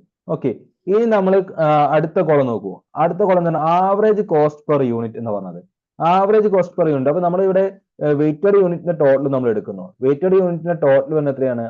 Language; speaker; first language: Malayalam; native; Malayalam